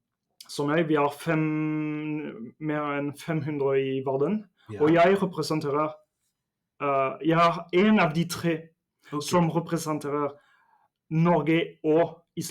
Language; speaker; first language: Norwegian; non-native, fluent; French